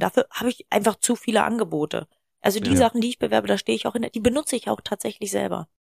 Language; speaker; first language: German; native; German